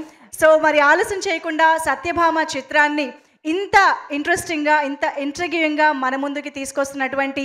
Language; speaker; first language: Telugu; native; Telugu